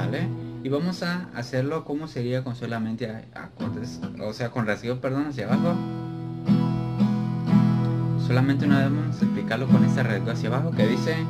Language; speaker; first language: Spanish; native; Spanish